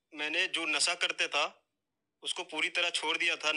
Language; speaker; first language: Hindi; native; Hindi